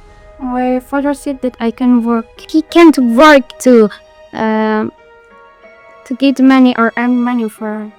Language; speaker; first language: English; non-native, learner; Hazaragi